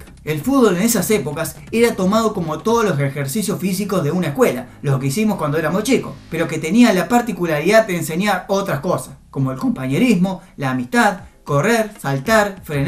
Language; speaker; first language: Spanish; native; Spanish